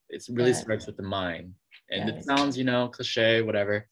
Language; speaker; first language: English; native; English